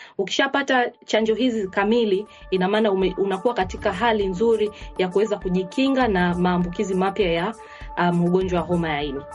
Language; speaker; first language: Swahili; native; Swahili